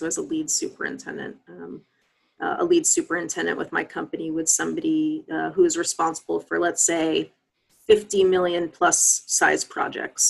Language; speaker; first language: English; native; English